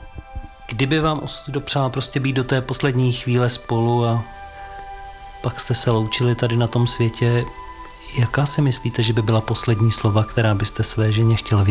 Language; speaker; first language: Czech; native; Czech